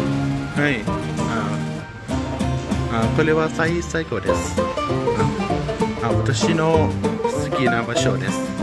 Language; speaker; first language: Japanese; non-native, learner; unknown